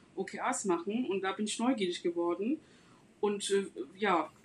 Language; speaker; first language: German; non-native, fluent; Turkish